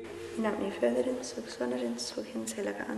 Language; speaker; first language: Icelandic; non-native, learner; English